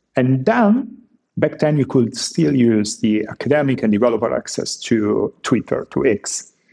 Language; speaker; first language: English; non-native, fluent; Italian